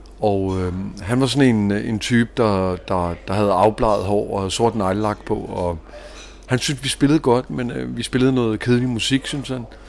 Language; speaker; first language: Danish; native; Danish